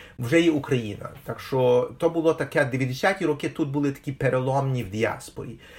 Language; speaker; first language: Ukrainian; early bilingual, heritage; Ukrainian